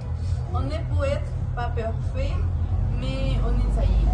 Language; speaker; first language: French; non-native, learner; Spanish